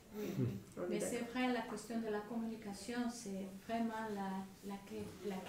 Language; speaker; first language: French; non-native, learner; Spanish